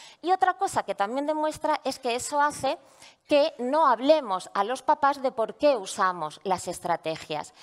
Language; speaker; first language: Spanish; native; Spanish